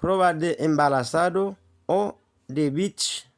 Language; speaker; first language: Spanish; non-native, learner; Haitian Creole